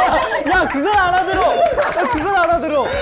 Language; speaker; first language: Korean; native; Korean